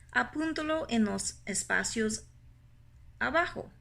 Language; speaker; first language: Spanish; non-native, fluent; English